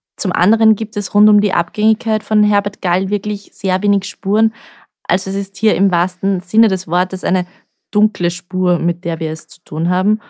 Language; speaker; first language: German; native; German